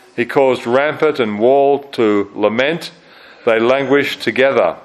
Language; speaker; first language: English; native; English